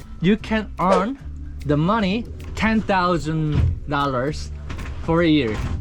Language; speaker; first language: English; non-native, learner; Korean